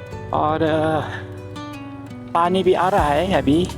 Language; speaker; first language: Hindi; non-native, fluent; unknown